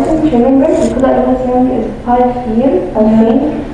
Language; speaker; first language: English; non-native, learner; Arabic